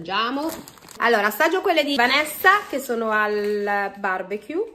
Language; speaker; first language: Italian; native; Italian